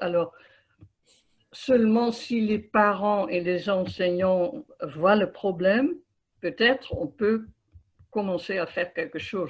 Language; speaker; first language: French; non-native, fluent; Dutch